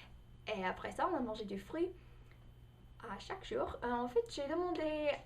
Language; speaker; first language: French; non-native, fluent; English